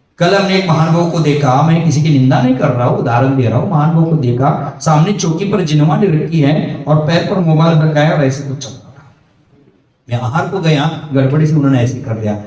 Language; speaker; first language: Hindi; non-native, local second language; Marathi